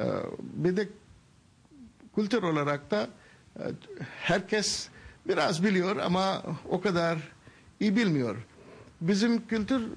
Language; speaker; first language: Turkish; non-native, learner; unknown